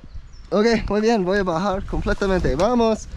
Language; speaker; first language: Spanish; non-native, learner; English